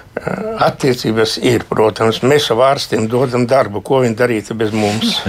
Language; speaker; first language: Latvian; native; Latvian